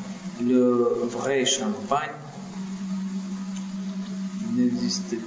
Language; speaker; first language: French; non-native, learner; Russian